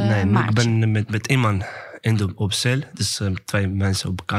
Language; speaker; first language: Dutch; non-native, learner; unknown